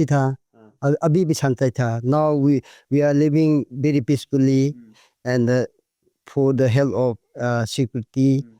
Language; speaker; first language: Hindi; non-native, local second language; Manipuri